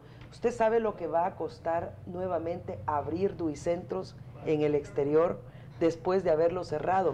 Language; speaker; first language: Spanish; native; Spanish